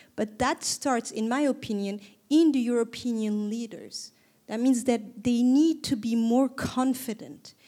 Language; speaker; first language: English; non-native, fluent; Turkish